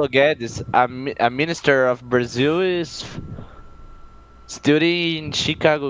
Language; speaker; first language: English; non-native, learner; Portuguese